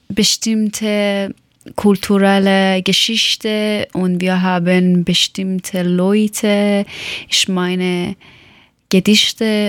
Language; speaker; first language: German; non-native, learner; Persian